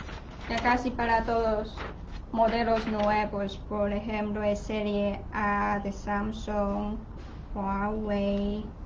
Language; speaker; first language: Spanish; non-native, learner; Chinese